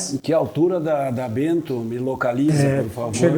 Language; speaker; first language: Portuguese; native; Portuguese